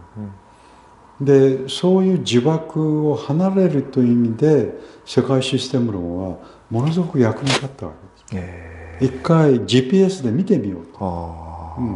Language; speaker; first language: Japanese; early bilingual, other home language; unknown